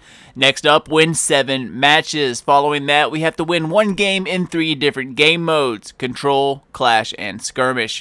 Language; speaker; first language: English; native; English